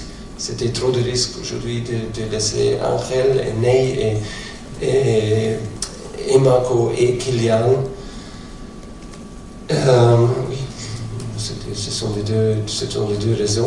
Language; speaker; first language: French; non-native, fluent; German